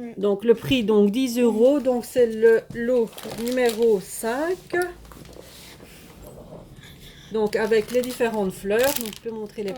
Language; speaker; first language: French; native; French